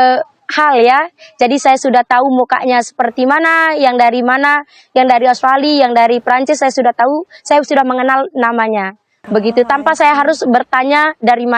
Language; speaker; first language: Indonesian; non-native, local second language; Sasak